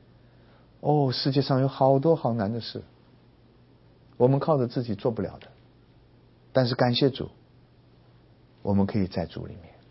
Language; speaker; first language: Chinese; native; Chinese